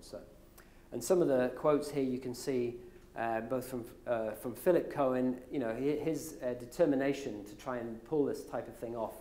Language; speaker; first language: English; native; English